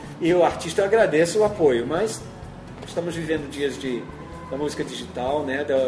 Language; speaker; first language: Portuguese; non-native, fluent; English